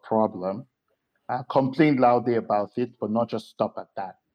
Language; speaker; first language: English; non-native, local second language; Yoruba